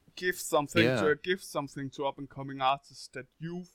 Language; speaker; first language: English; non-native, fluent; Danish